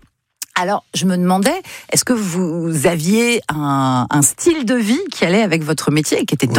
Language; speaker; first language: French; native; French